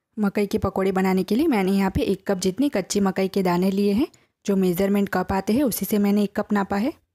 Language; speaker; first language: Hindi; non-native, local second language; Gujarati